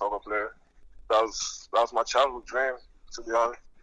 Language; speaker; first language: English; non-native, local second language; French